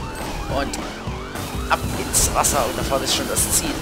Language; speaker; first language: German; native; German